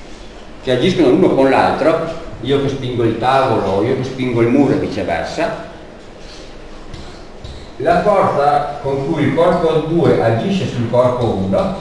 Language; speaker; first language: Italian; native; Italian